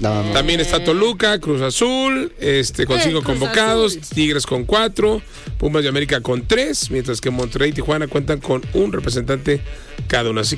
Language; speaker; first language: Spanish; native; Spanish